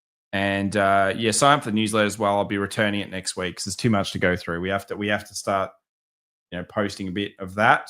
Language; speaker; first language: English; native; English